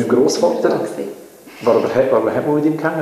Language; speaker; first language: German; native; German